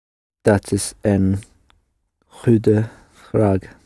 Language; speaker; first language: Dutch; non-native, learner; English